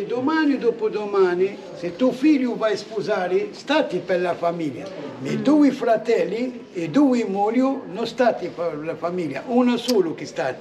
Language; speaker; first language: Italian; non-native, learner; Arabic